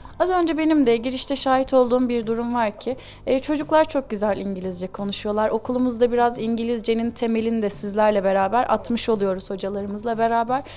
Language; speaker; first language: Turkish; native; Turkish